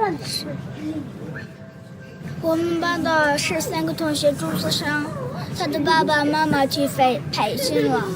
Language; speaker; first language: Chinese; non-native, local second language; Uyghur